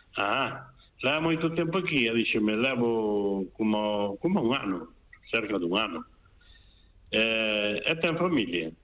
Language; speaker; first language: Galician; native; Galician